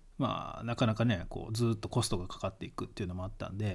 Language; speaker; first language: Japanese; native; Japanese